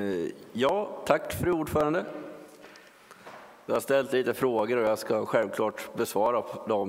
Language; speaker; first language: Swedish; native; Swedish